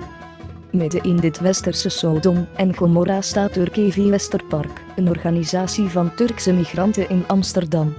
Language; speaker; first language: Dutch; native; Dutch